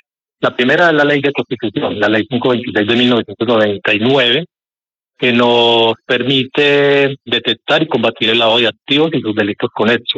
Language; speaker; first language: Spanish; native; Spanish